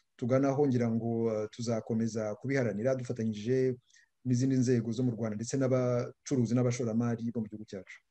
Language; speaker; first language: Kinyarwanda; native; Kinyarwanda